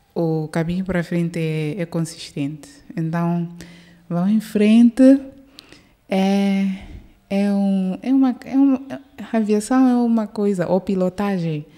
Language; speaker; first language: Portuguese; early bilingual, heritage; Portuguese